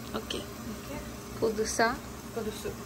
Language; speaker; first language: Malayalam; non-native, learner; Tamil